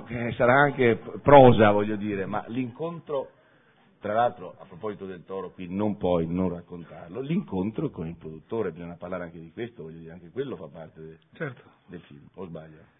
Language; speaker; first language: Italian; native; Italian